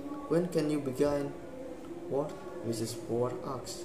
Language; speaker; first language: English; non-native, learner; Indonesian